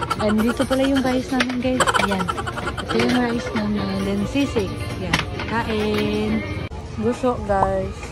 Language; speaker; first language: Filipino; non-native, local second language; Cebuano